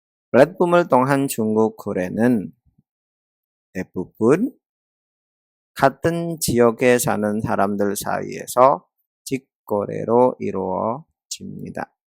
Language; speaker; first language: Korean; non-native, fluent; Indonesian